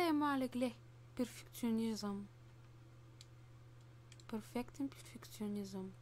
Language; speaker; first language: Bulgarian; native; Bulgarian